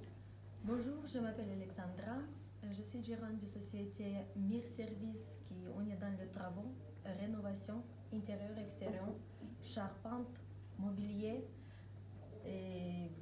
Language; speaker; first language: French; non-native, learner; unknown